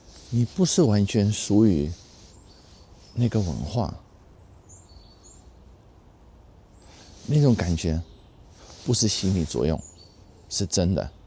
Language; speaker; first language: Chinese; non-native, fluent; Dutch